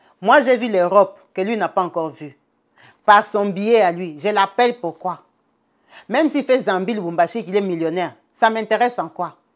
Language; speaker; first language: French; non-native, local second language; Lingala